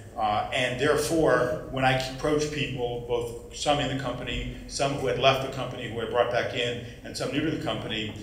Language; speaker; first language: English; native; English